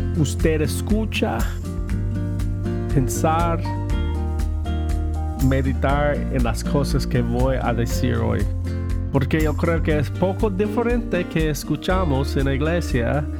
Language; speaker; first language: Spanish; non-native, learner; English